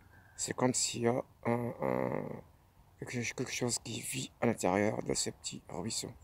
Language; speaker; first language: French; non-native, fluent; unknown